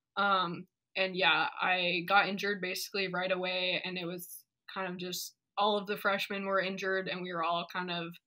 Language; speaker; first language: English; native; English